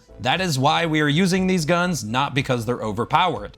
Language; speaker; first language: English; native; English